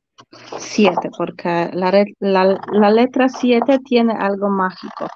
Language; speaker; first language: Spanish; non-native, fluent; Polish